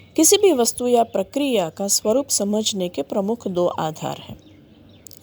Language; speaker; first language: Hindi; non-native, local second language; Gujarati